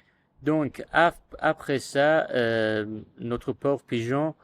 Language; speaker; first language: French; non-native, learner; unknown